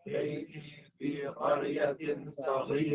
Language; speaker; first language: Arabic; non-native, learner; English